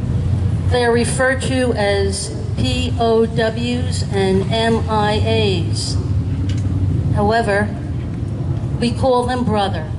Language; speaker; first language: English; native; English